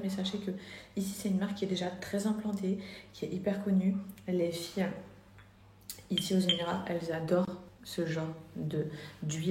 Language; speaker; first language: French; native; French